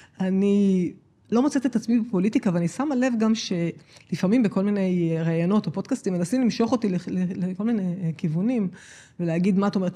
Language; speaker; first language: Hebrew; native; Hebrew